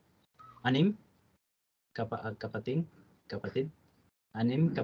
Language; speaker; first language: Filipino; non-native, learner; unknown